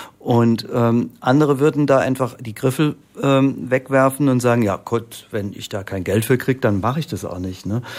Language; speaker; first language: German; native; German